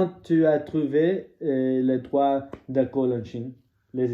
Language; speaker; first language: French; non-native, learner; English